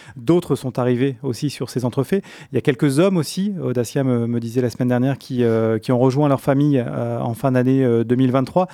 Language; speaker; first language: French; native; French